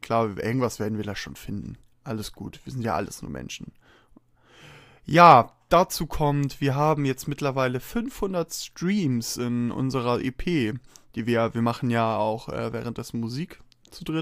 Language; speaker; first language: German; native; German